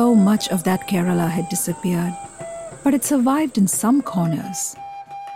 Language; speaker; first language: English; non-native, local second language; Malayalam